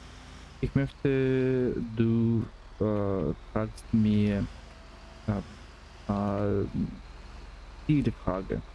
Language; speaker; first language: German; non-native, learner; Russian